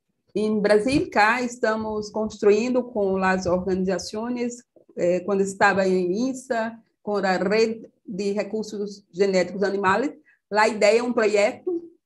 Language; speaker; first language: Portuguese; non-native, fluent; Spanish